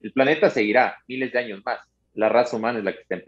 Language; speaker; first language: Spanish; native; Spanish